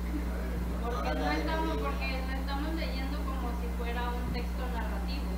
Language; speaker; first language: Spanish; native; Spanish